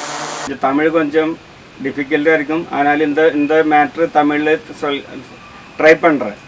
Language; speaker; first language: Tamil; non-native, learner; Malayalam